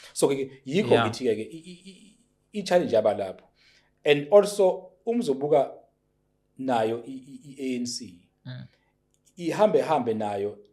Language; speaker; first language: Zulu; native; Zulu